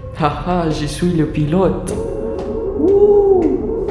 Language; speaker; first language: French; non-native, local second language; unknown